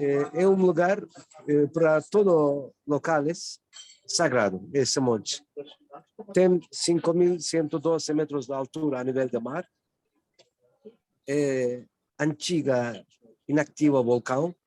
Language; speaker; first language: Portuguese; non-native, learner; Turkish